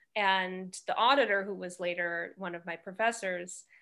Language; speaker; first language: English; native; English